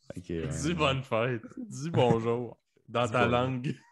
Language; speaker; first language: French; early bilingual, other home language; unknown